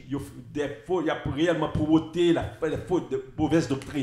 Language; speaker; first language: French; native; French